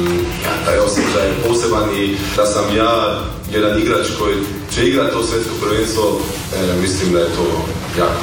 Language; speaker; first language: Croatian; early bilingual, heritage; Croatian